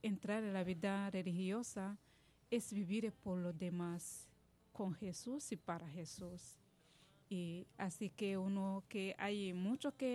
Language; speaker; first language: Spanish; non-native, fluent; Kinyarwanda